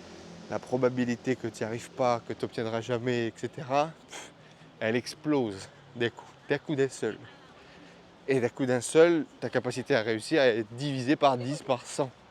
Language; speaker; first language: French; native; French